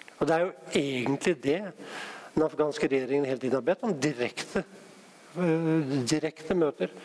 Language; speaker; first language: Norwegian; native; Norwegian